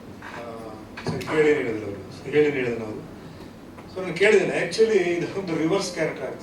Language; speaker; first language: Kannada; non-native, fluent; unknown